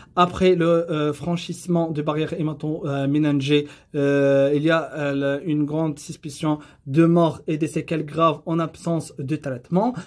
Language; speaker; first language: French; non-native, local second language; Arabic